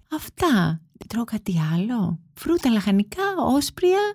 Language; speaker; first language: Greek; native; Greek